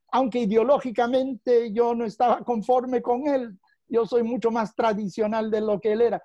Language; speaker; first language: Spanish; native; Spanish